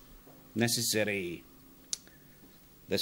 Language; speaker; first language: English; non-native, learner; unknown